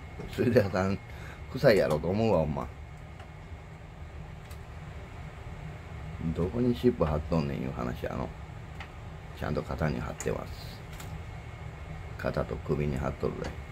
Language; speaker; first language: Japanese; native; Japanese